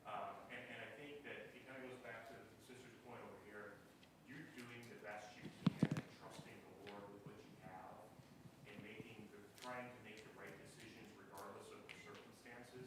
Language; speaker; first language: English; native; English